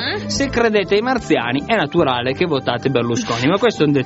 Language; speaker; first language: Italian; native; Italian